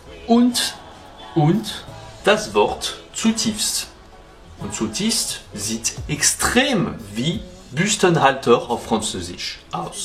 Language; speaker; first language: German; non-native, learner; French